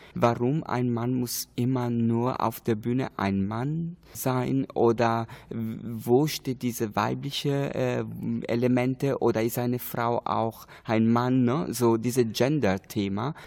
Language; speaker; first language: German; non-native, learner; Italian